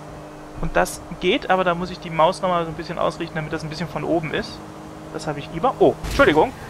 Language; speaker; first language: German; native; German